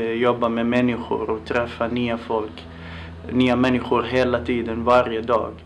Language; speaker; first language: Swedish; non-native, learner; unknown